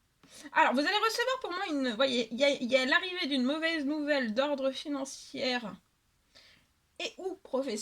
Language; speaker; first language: French; native; French